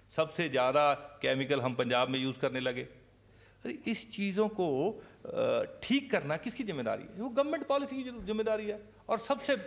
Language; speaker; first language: Hindi; non-native, local second language; Punjabi